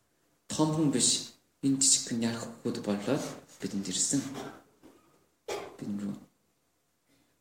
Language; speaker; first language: Mongolian; non-native, learner; Korean